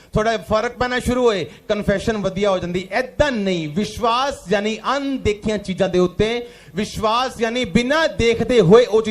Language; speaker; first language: Hindi; non-native, local second language; Punjabi